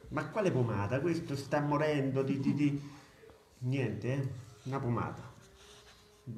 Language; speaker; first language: Italian; native; Italian